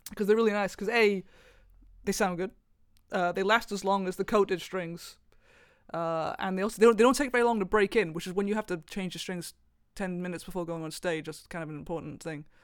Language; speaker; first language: English; native; English